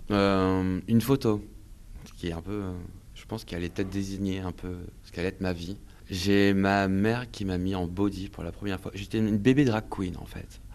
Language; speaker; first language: French; native; French